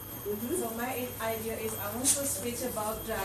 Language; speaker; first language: English; non-native, learner; Indonesian